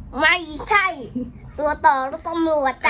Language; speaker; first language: Thai; native; Thai